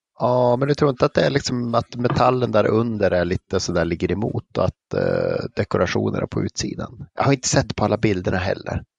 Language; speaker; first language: Swedish; native; Swedish